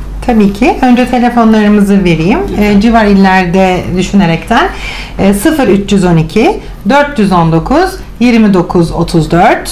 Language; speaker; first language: Turkish; native; Turkish